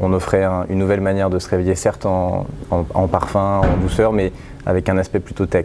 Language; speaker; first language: French; native; French